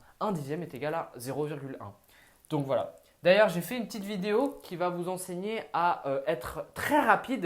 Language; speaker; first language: French; native; French